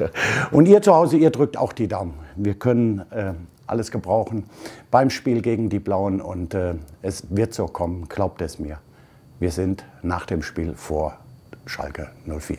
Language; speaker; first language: German; native; German